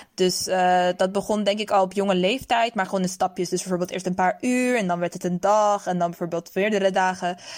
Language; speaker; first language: Dutch; early bilingual, other home language; Persian